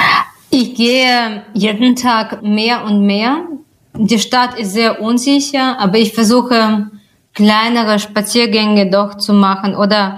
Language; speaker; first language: German; non-native, fluent; Russian